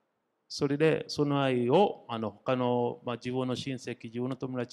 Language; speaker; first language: Japanese; non-native, fluent; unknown